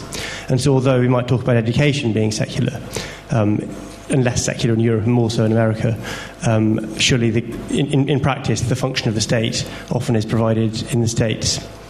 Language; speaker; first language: English; native; English